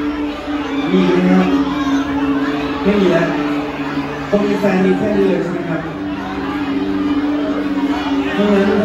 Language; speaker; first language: Thai; native; Thai